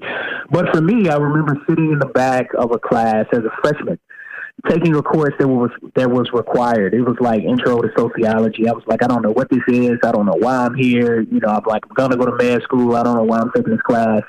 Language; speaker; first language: English; native; English